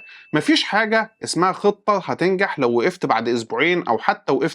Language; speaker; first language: Arabic; native; Arabic